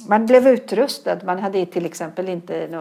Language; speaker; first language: Swedish; early bilingual, other home language; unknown